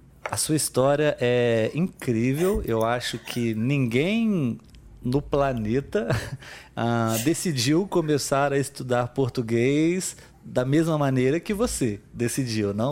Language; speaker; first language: Portuguese; native; Portuguese